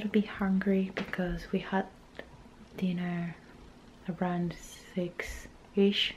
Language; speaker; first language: English; non-native, fluent; Japanese